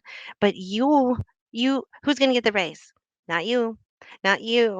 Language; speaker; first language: English; native; English